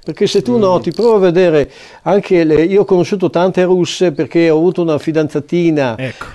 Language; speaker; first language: Italian; native; Italian